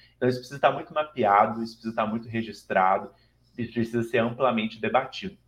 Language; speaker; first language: Portuguese; native; Portuguese